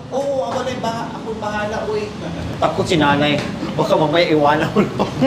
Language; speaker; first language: Filipino; non-native, local second language; Cebuano